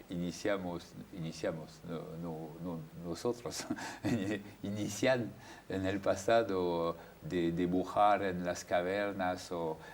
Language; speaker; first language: Spanish; non-native, fluent; French